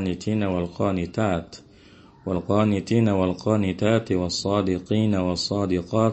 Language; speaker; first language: Arabic; non-native, fluent; Indonesian